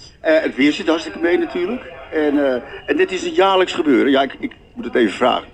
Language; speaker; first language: Dutch; native; Dutch